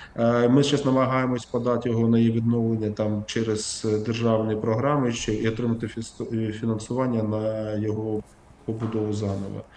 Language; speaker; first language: Ukrainian; native; Ukrainian